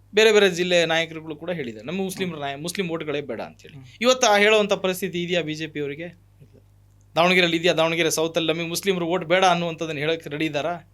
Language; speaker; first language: Kannada; native; Kannada